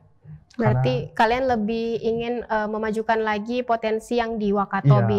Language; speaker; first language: Indonesian; native; Indonesian